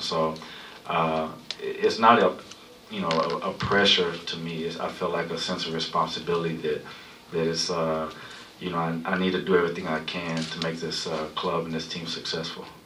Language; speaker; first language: English; early bilingual, other home language; Spanish